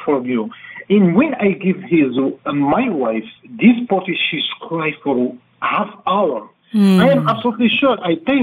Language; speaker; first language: English; non-native, learner; French